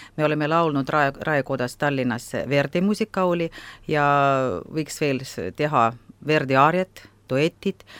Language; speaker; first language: Estonian; non-native, local second language; Russian